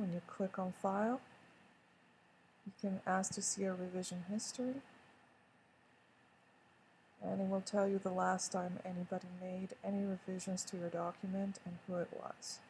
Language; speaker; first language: English; native; English